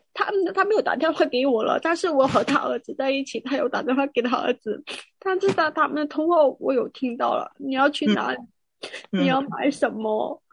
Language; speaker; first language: Chinese; non-native, local second language; Cantonese